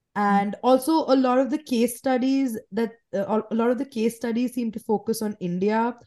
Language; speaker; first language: English; non-native, local second language; Hindi